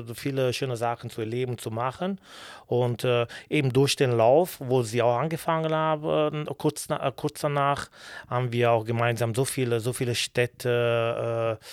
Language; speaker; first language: German; non-native, learner; Italian